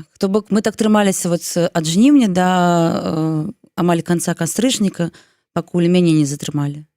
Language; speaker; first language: Belarusian; non-native, local second language; Russian